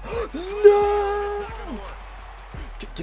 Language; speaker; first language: English; native; English